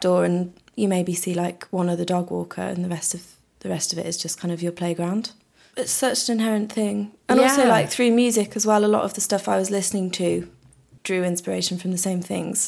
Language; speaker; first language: English; native; English